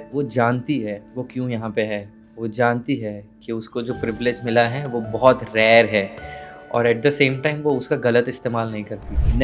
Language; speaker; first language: Hindi; non-native, local second language; Gujarati